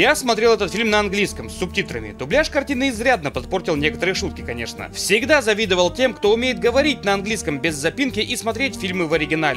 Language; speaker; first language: Russian; native; Russian